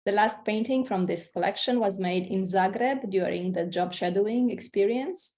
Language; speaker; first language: English; non-native, fluent; Romanian